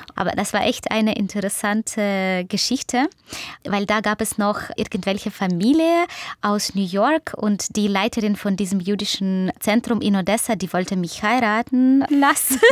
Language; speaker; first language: German; non-native, fluent; Russian